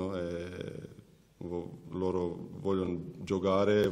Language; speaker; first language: Italian; non-native, learner; Macedonian